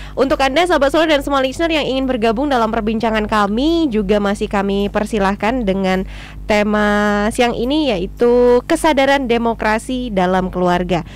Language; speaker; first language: Indonesian; native; Indonesian